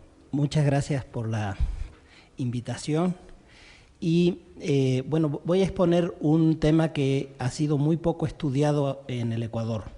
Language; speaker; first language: Spanish; native; Spanish